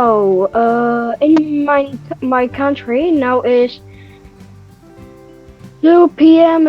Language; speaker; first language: English; non-native, learner; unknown